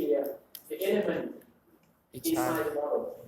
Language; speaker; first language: English; non-native, fluent; Vietnamese